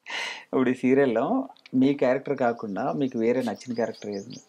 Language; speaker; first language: Telugu; native; Telugu